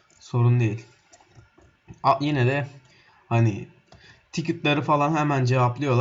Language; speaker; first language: Turkish; native; Turkish